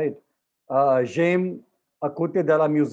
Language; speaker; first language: French; non-native, learner; Hindi